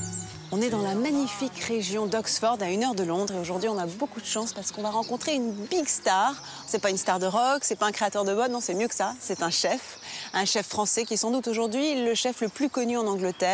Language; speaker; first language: French; native; French